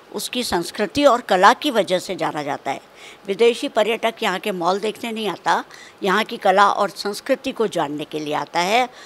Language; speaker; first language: Hindi; native; Hindi